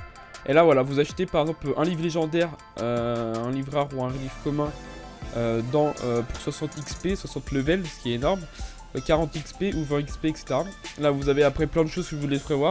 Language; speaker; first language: French; native; French